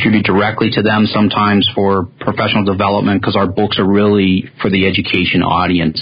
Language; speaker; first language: English; native; English